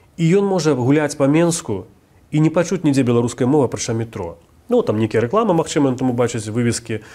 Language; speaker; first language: Belarusian; native; Belarusian